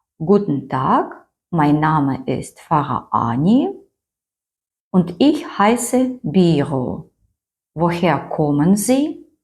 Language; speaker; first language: German; non-native, fluent; Ukrainian